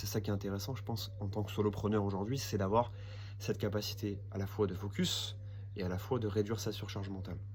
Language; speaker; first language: French; native; French